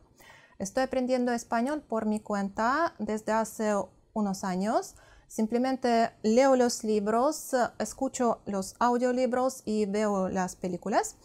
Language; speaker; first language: Spanish; non-native, fluent; Russian